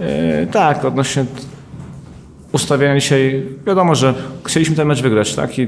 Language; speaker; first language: Polish; native; Polish